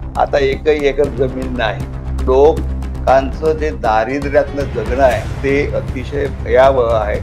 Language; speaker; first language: Marathi; native; Marathi